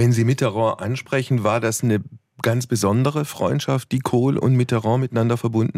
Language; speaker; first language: German; native; German